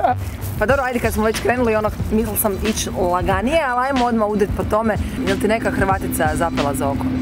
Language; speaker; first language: Croatian; native; Croatian